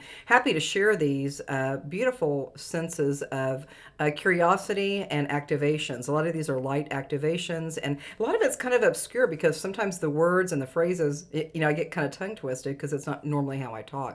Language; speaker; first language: English; native; English